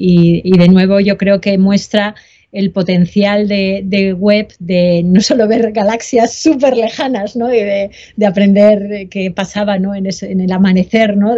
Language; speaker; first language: Spanish; native; Spanish